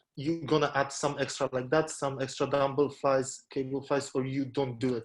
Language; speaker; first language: English; non-native, fluent; Polish